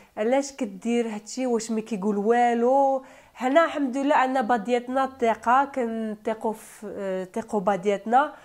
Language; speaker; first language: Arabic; non-native, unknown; Turkish